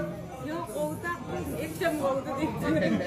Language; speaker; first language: Turkish; non-native, learner; Turkmen